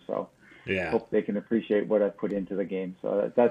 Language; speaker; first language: English; native; English